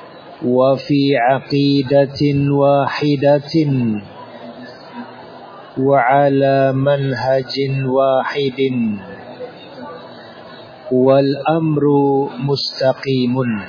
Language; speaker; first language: Arabic; non-native, fluent; Indonesian